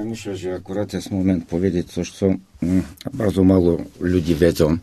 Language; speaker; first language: Polish; non-native, fluent; Bulgarian